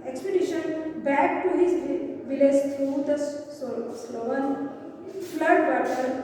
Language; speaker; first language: English; non-native, local second language; Hindi